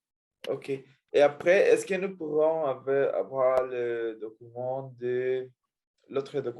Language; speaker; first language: French; non-native, learner; Spanish